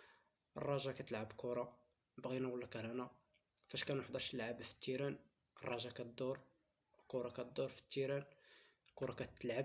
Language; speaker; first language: Arabic; native; Arabic